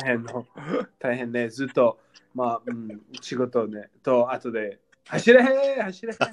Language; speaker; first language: Japanese; non-native, learner; English